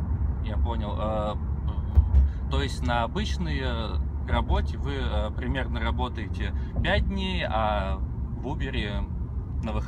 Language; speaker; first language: Russian; native; Russian